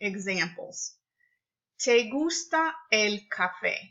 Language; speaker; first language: Spanish; non-native, fluent; English